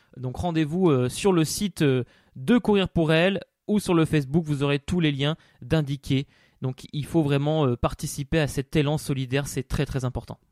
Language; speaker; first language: French; native; French